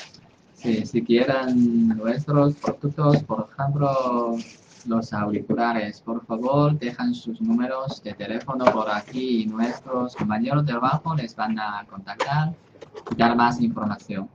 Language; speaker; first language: Spanish; non-native, fluent; Chinese